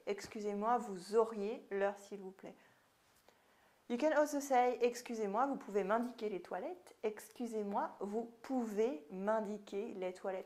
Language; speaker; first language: French; native; French